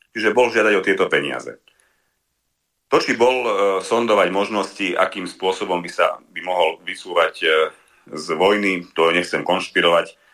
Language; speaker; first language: Slovak; non-native, local second language; Hungarian